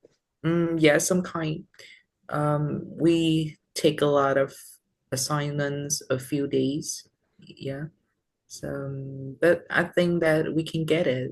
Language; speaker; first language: English; non-native, learner; Vietnamese